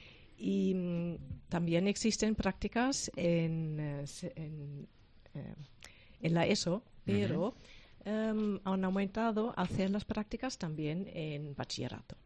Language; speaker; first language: Spanish; non-native, fluent; German